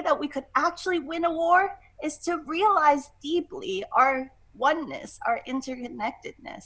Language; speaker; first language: English; non-native, local second language; Cantonese